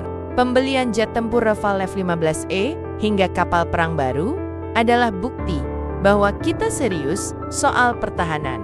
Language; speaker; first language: Indonesian; native; Indonesian